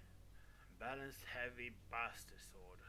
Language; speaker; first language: English; non-native, fluent; Swedish